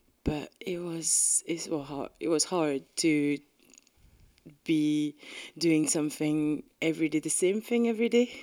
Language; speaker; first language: English; non-native, local second language; Morisyen